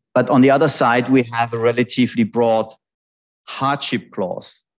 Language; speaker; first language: English; non-native, fluent; German